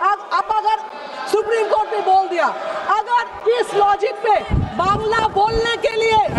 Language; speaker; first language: Hindi; non-native, local second language; Bangla